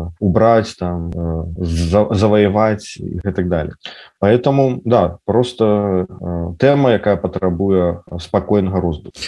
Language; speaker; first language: Belarusian; non-native, local second language; Russian